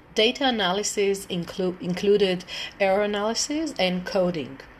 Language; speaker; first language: English; non-native, fluent; Hebrew